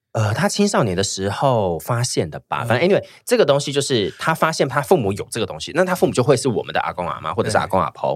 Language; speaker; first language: Chinese; native; Chinese